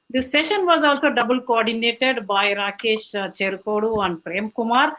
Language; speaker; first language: English; non-native, local second language; Tamil